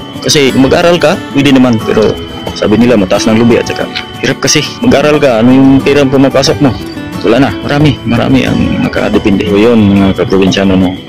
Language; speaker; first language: Filipino; non-native, local second language; Cebuano